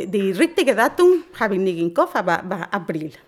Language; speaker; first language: German; non-native, learner; Spanish